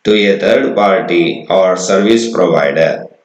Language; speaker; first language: English; non-native, local second language; Kannada